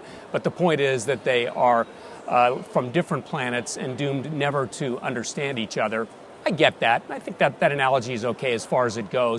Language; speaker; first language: English; native; English